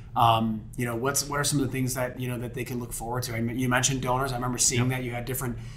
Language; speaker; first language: English; native; English